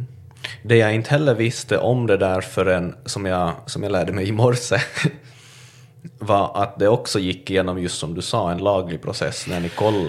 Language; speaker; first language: Swedish; native; Swedish